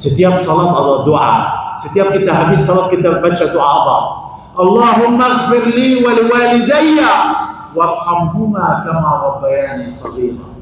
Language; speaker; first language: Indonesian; non-native, fluent; Arabic